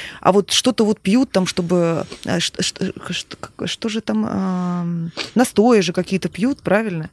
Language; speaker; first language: Russian; native; Russian